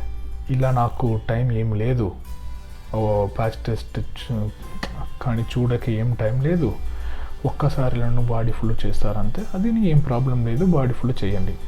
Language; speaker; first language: Telugu; non-native, learner; Kannada